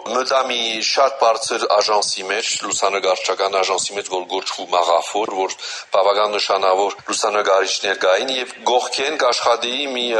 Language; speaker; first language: Armenian; early bilingual, heritage; Armenian